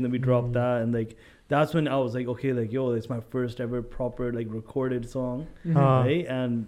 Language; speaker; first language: English; native; English